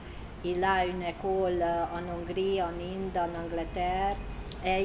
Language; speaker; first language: French; non-native, learner; Hungarian